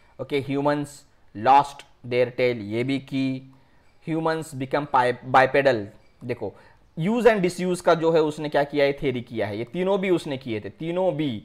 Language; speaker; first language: Hindi; non-native, local second language; Marathi